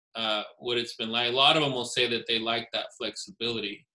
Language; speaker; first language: English; native; English